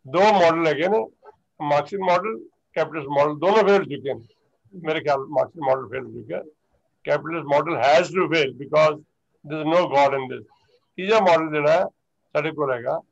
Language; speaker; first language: Hindi; non-native, local second language; Punjabi